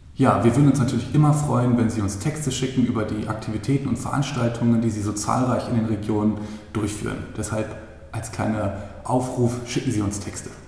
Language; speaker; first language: German; native; German